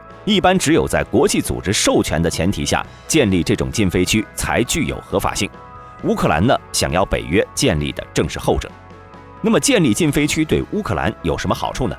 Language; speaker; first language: Chinese; native; Chinese